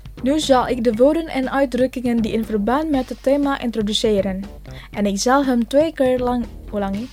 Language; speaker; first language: Dutch; non-native, learner; Indonesian